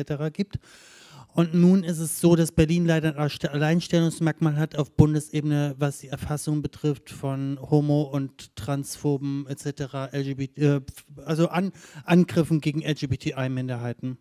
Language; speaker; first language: German; native; German